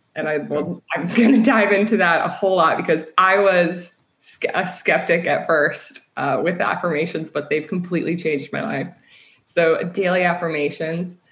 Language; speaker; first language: English; native; English